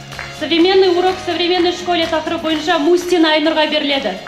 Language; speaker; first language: Kazakh; native; Kazakh